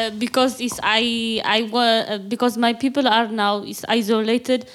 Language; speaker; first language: English; non-native, learner; Tigrinya